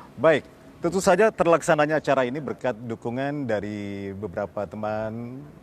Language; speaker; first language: Indonesian; native; Indonesian